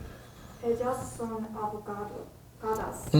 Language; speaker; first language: Spanish; non-native, learner; Korean